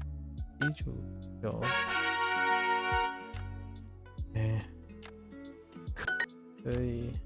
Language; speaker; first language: Chinese; non-native, learner; English